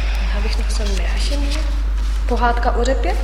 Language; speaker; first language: Czech; non-native, fluent; German